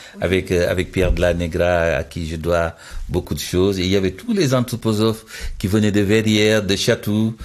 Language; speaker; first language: French; non-native, local second language; Wolof